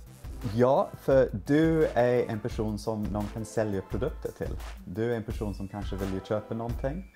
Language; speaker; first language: Swedish; non-native, fluent; English